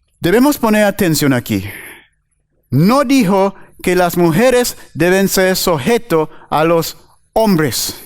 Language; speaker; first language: Spanish; non-native, learner; English